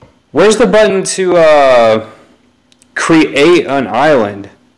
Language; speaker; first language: English; native; English